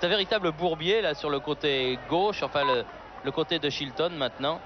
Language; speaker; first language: French; native; French